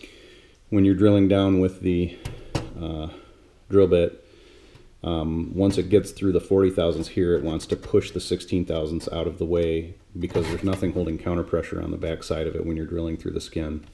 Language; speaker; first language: English; native; English